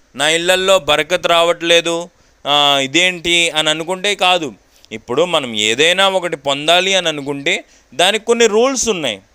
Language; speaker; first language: Telugu; non-native, local second language; Urdu